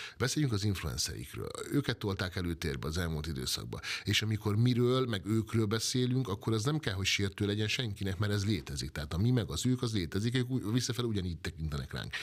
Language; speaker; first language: Hungarian; native; Hungarian